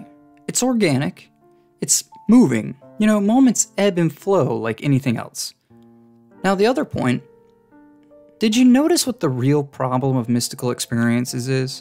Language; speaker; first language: English; native; English